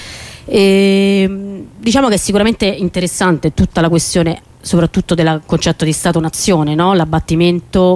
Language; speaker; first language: Italian; native; Italian